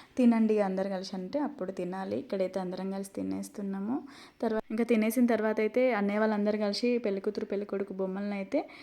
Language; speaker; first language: Telugu; non-native, local second language; Lambadi